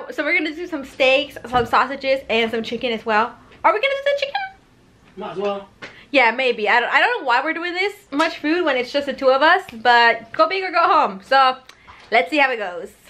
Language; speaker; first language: English; native; English